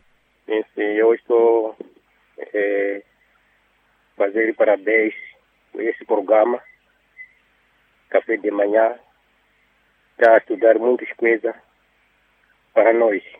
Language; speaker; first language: Portuguese; non-native, local second language; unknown